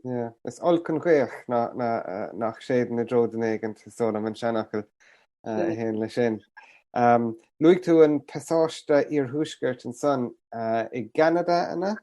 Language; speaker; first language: Irish; native; Irish